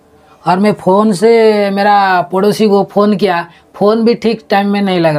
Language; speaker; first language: Hindi; non-native, local second language; Odia